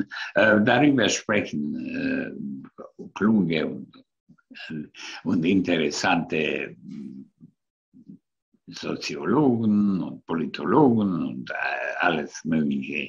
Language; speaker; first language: German; non-native, fluent; Hungarian